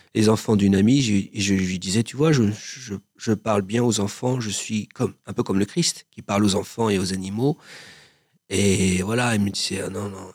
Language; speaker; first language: French; native; French